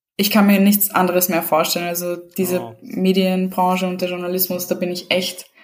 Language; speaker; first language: German; early bilingual, other home language; Serbian